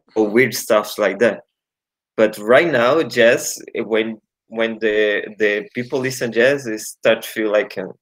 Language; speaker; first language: English; non-native, learner; Portuguese